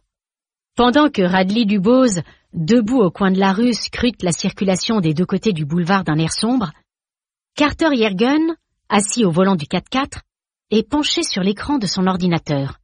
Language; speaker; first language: French; native; French